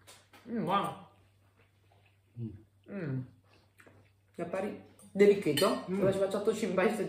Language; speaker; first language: Japanese; non-native, learner; Italian